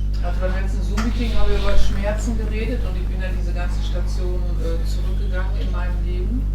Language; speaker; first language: German; native; German